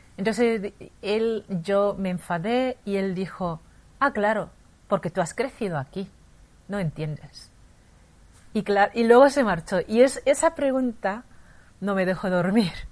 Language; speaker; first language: Spanish; non-native, fluent; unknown